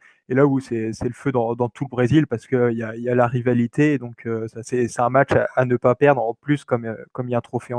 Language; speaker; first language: French; native; French